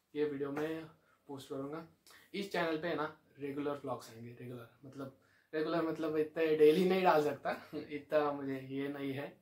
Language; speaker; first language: Hindi; non-native, local second language; Marathi